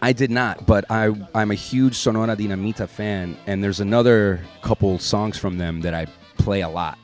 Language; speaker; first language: English; native; English